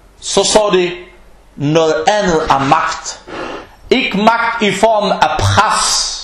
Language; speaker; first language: Danish; non-native, fluent; Arabic